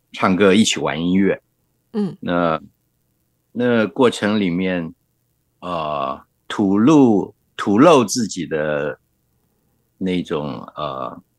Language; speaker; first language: Chinese; non-native, local second language; Hakka Chinese